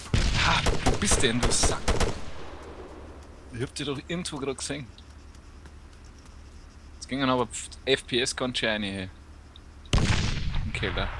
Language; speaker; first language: German; native; German